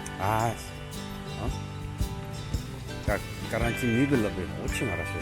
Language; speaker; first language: Russian; non-native, learner; Korean